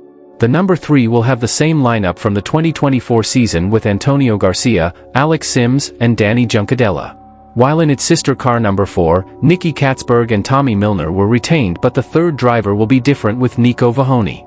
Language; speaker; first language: English; non-native, fluent; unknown